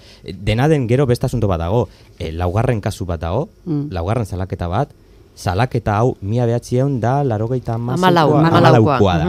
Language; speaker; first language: Basque; native; Basque